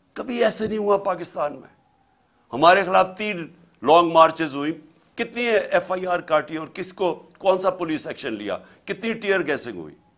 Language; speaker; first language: Urdu; native; Urdu